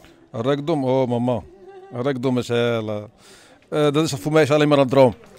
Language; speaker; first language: Dutch; non-native, learner; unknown